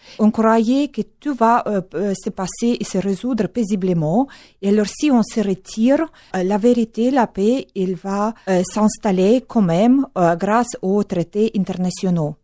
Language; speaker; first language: French; non-native, fluent; Russian